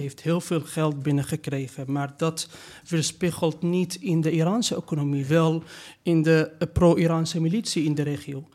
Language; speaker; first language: Dutch; non-native, learner; Persian